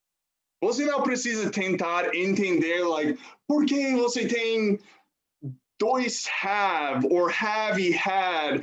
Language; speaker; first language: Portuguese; non-native, fluent; English